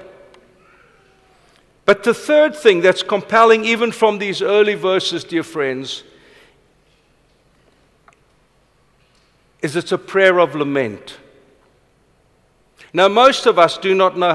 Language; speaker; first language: English; non-native, local second language; Afrikaans